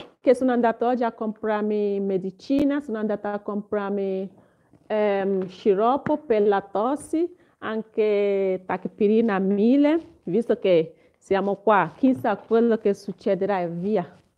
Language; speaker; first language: Italian; non-native, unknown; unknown